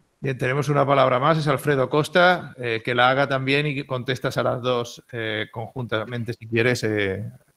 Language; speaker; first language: Spanish; native; Spanish